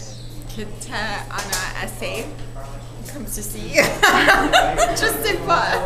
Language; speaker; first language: French; non-native, learner; English